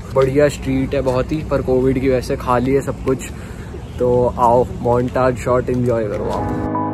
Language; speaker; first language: Hindi; native; Hindi